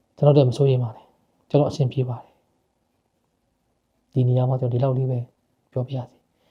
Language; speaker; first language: Burmese; native; Burmese